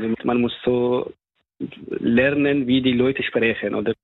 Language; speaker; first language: German; non-native, fluent; Persian